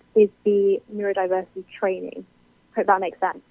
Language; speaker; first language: English; native; English